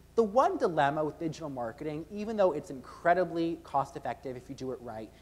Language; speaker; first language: English; native; English